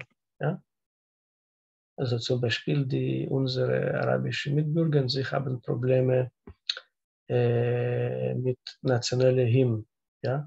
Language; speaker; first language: German; non-native, learner; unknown